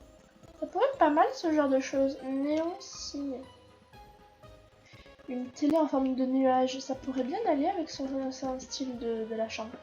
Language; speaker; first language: French; native; French